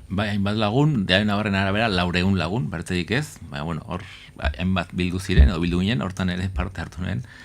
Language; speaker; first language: Basque; native; Basque